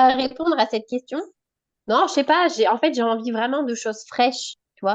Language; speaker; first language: French; native; French